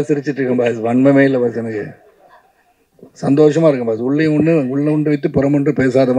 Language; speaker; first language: Tamil; native; Tamil